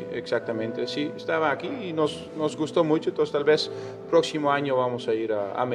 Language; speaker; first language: Spanish; early bilingual, heritage; Spanish